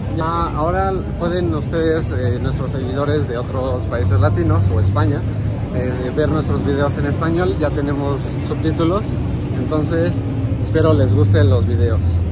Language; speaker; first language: Spanish; native; Spanish